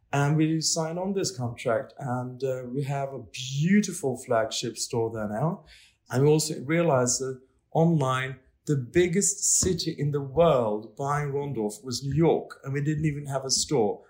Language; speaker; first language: English; non-native, fluent; Swedish